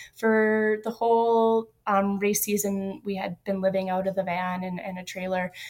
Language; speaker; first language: English; native; English